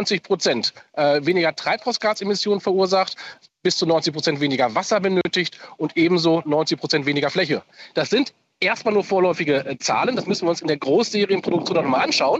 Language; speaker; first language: German; native; German